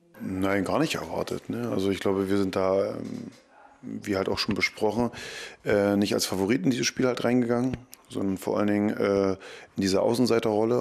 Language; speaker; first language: German; native; German